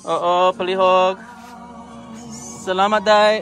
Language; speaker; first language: Cebuano; non-native, learner; English